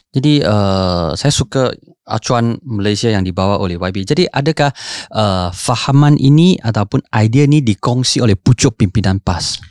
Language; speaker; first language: Malay; non-native, local second language; Chinese